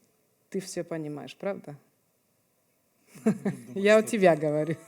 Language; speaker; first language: Russian; non-native, fluent; Serbian